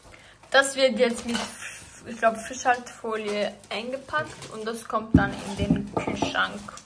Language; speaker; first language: German; early bilingual, other home language; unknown